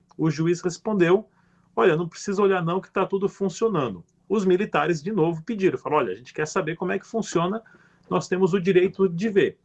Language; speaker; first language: Portuguese; native; Portuguese